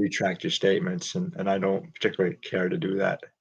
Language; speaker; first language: English; native; English